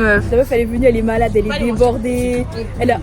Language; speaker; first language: French; native; French